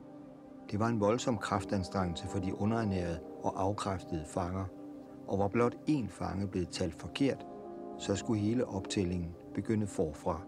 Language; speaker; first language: Danish; native; Danish